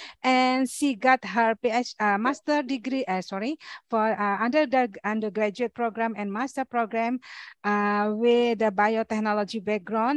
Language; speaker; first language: English; non-native, learner; Indonesian